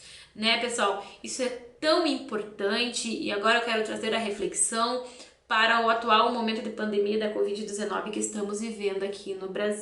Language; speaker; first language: Portuguese; native; Portuguese